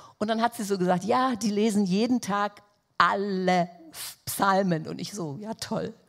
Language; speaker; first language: German; non-native, fluent; Portuguese